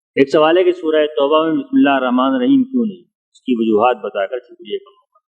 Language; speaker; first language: Urdu; native; Urdu